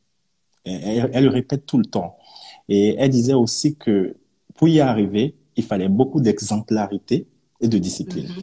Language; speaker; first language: French; non-native, local second language; Yoruba